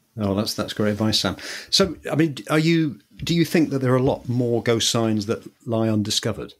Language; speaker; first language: English; native; English